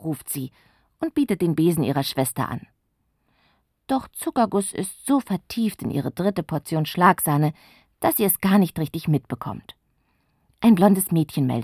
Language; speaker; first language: German; native; German